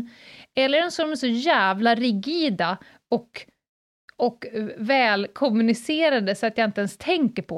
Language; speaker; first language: Swedish; native; Swedish